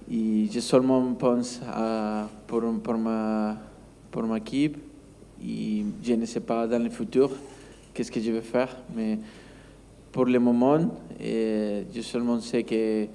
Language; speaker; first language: French; non-native, learner; Spanish